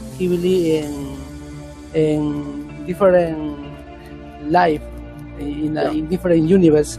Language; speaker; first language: English; non-native, learner; Spanish